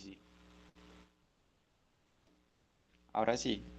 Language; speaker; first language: Spanish; native; Spanish